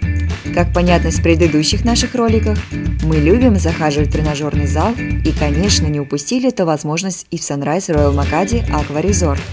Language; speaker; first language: Russian; native; Russian